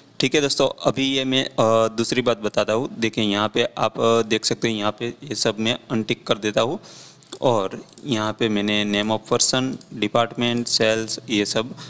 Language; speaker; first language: Hindi; non-native, local second language; Gujarati